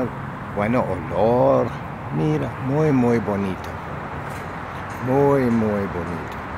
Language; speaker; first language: Spanish; non-native, learner; English